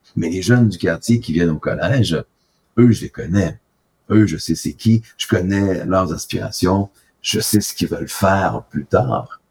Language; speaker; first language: French; native; French